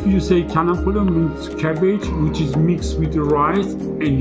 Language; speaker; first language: English; non-native, learner; Persian